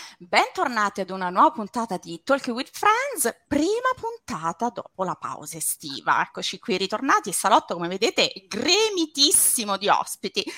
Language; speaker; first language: Italian; native; Italian